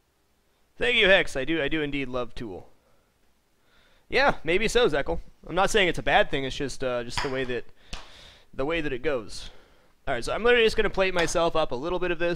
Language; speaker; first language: English; native; English